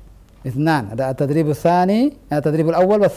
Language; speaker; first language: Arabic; non-native, fluent; Indonesian